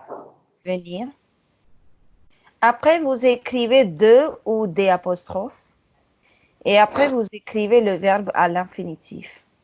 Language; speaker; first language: French; non-native, fluent; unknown